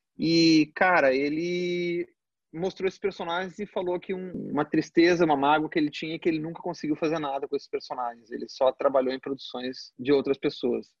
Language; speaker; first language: Portuguese; early bilingual, other home language; Spanish